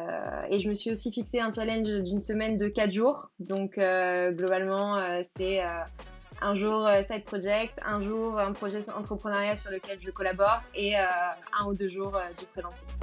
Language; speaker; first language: French; native; French